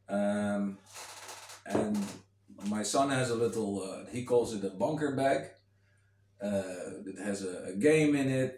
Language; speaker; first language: English; non-native, fluent; Dutch